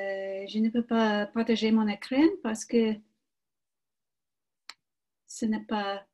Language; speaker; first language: French; non-native, learner; English